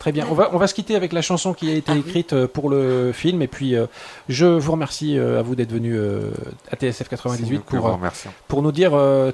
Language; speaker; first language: French; native; French